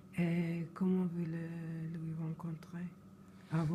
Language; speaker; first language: French; non-native, learner; English